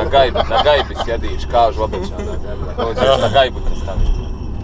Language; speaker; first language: Bosnian; native; Bosnian